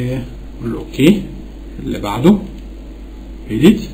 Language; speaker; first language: Arabic; native; Arabic